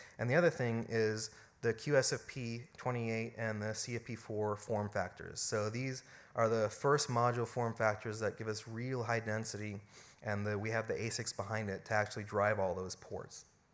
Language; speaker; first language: English; early bilingual, other home language; German